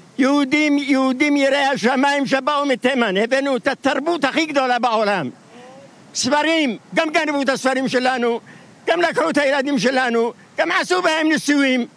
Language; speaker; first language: Hebrew; non-native, fluent; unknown